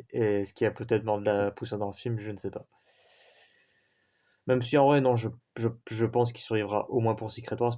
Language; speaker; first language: French; native; French